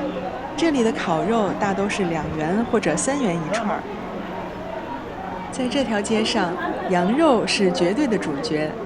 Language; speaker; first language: Chinese; native; Chinese